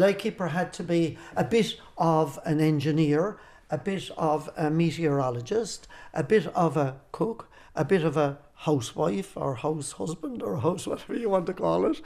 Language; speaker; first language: English; native; English